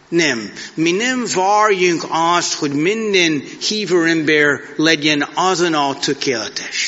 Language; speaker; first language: Hungarian; non-native, fluent; English